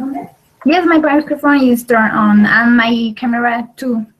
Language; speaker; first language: English; non-native, learner; Spanish